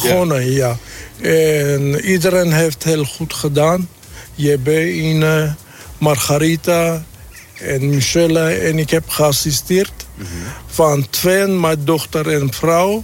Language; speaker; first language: Dutch; non-native, learner; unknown